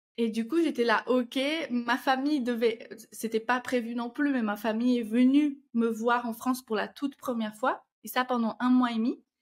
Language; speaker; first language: French; non-native, fluent; Portuguese